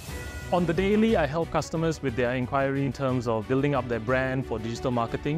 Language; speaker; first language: English; non-native, local second language; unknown